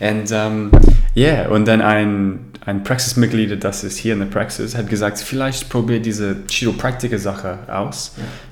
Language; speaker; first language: German; non-native, learner; English